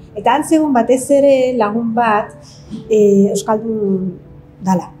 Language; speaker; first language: Basque; non-native, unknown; Spanish